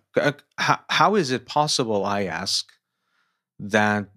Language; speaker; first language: English; non-native, fluent; Portuguese